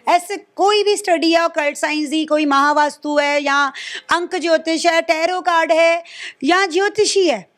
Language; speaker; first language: Hindi; non-native, local second language; Punjabi